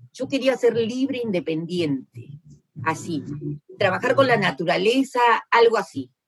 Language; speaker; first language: Spanish; native; Spanish